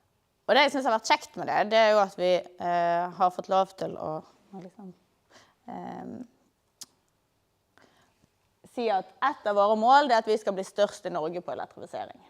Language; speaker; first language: Norwegian; native; Norwegian